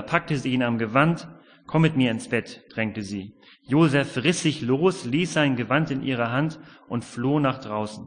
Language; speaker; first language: German; native; German